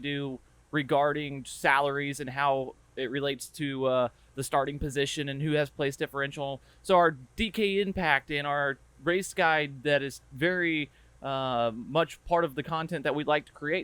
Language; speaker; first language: English; native; English